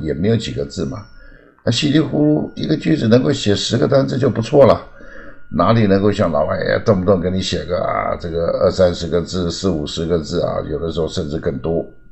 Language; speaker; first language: Chinese; native; Chinese